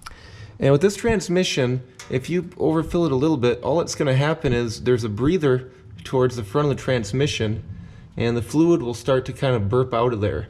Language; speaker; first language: English; native; English